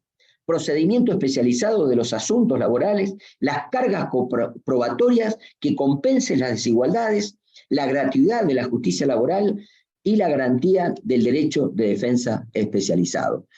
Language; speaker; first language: Spanish; native; Spanish